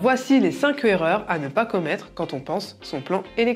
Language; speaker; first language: French; native; French